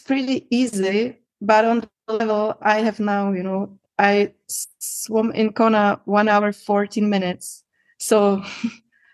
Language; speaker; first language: English; non-native, fluent; Czech